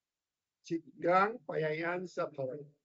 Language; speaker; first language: English; non-native, fluent; Bangla